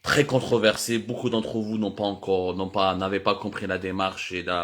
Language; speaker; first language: French; non-native, local second language; Arabic